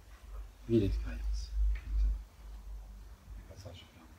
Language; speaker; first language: French; native; French